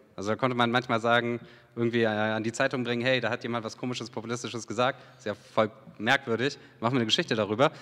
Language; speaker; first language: German; early bilingual, other home language; Serbian